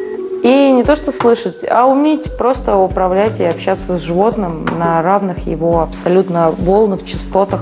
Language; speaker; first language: Russian; native; Russian